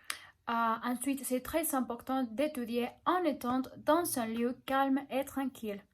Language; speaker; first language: French; non-native, learner; Spanish